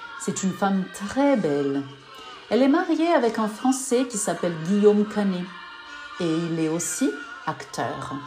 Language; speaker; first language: French; non-native, learner; Portuguese